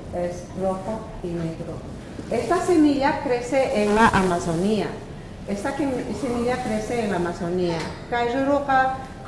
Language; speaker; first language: Spanish; non-native, local second language; Quechua